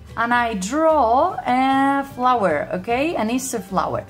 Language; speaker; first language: English; non-native, fluent; Spanish